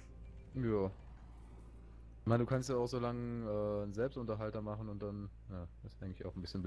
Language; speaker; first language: German; native; German